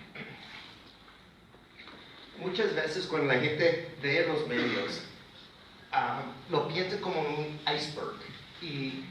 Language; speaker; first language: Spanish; non-native, fluent; English